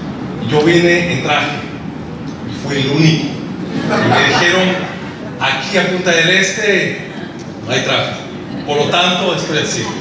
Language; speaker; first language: Spanish; early bilingual, heritage; Spanish